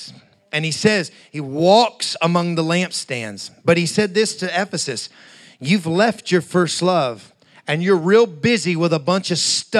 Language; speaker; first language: English; native; English